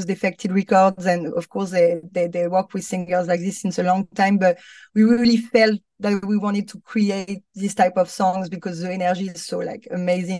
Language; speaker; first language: English; non-native, fluent; French